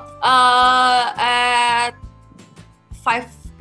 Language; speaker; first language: English; non-native, learner; Indonesian